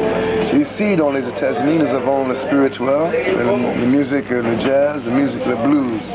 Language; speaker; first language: French; non-native, learner; English